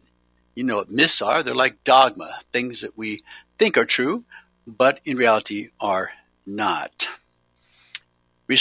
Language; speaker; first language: English; native; English